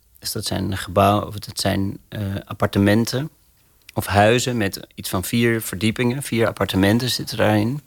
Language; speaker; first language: Dutch; native; Dutch